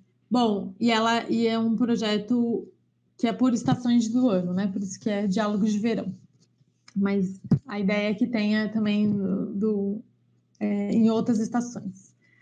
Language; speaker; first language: Portuguese; native; Portuguese